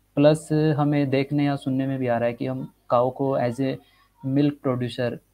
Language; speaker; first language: Hindi; native; Hindi